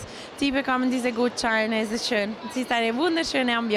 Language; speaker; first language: German; non-native, local second language; Italian